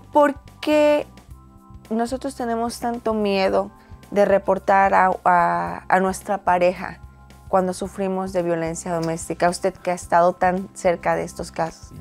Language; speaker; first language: Spanish; native; Spanish